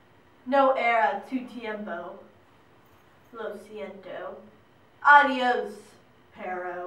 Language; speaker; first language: Spanish; non-native, learner; English